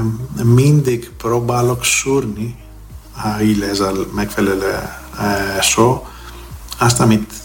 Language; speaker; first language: Hungarian; non-native, learner; Greek